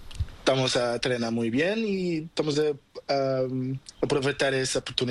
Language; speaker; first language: Spanish; non-native, learner; Portuguese